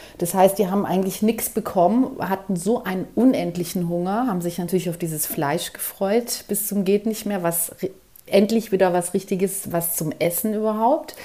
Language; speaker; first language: German; early bilingual, other home language; Greek